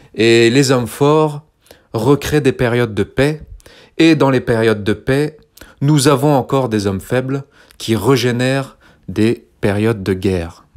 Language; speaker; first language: French; early bilingual, other home language; Kabyle